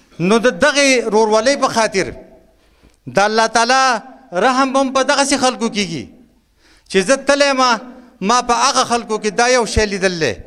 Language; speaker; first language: Pashto; native; Pashto